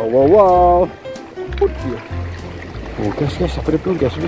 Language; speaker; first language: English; non-native, learner; Indonesian